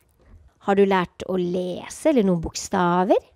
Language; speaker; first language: Norwegian; native; Norwegian